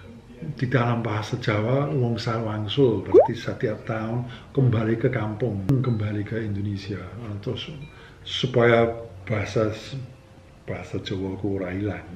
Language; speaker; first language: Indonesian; non-native, fluent; English